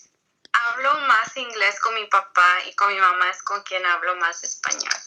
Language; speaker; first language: Spanish; early bilingual, heritage; Spanish